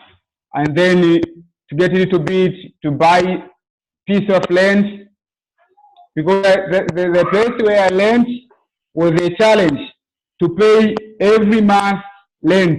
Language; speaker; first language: English; non-native, local second language; Swahili